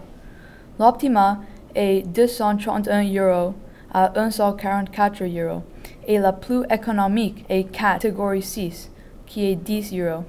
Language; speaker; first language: French; non-native, learner; English